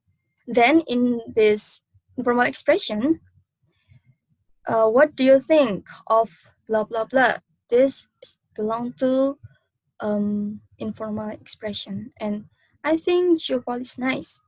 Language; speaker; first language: English; non-native, learner; Indonesian